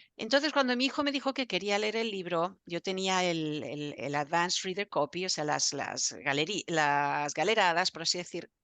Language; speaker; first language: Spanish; native; Spanish